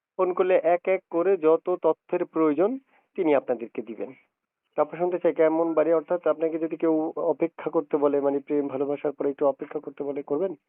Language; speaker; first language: Bangla; native; Bangla